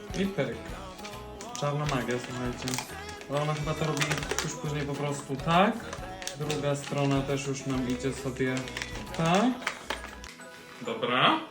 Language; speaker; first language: Polish; native; Polish